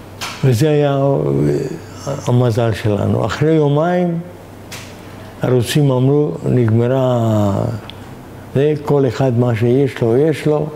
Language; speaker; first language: Hebrew; non-native, fluent; Hungarian